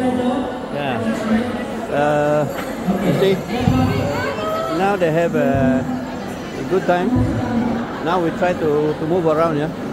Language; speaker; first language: English; non-native, local second language; Malay